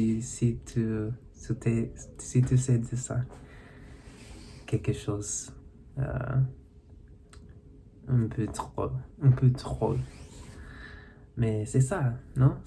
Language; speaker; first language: French; non-native, learner; English